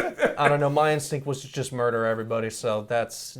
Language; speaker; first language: English; native; English